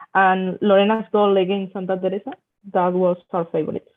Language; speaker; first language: English; non-native, fluent; Spanish